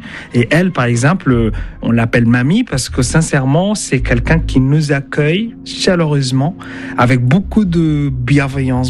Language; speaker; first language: French; non-native, fluent; Arabic